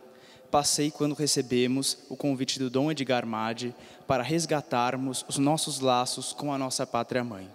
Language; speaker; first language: Portuguese; native; Portuguese